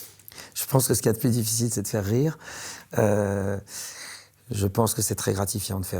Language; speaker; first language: French; native; French